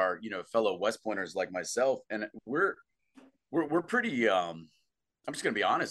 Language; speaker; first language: English; native; English